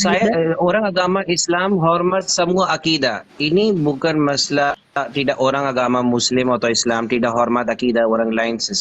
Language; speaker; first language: Indonesian; non-native, learner; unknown